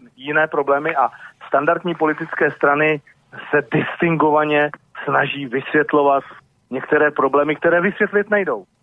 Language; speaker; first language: Czech; native; Czech